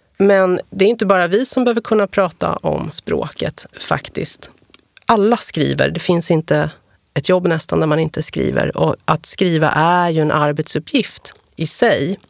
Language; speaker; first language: Swedish; native; Swedish